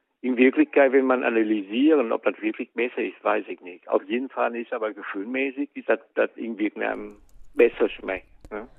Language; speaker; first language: German; non-native, fluent; Vietnamese